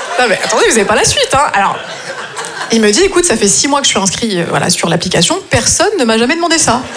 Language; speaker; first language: French; native; French